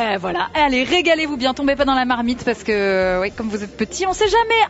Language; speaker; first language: French; native; French